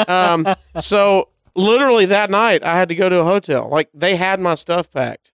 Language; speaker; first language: English; native; English